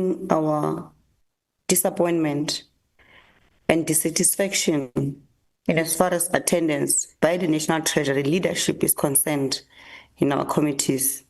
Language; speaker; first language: English; non-native, local second language; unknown